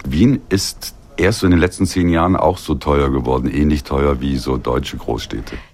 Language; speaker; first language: German; native; German